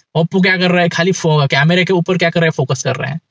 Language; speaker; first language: Hindi; native; Hindi